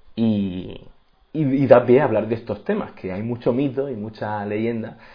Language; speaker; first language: Spanish; native; Spanish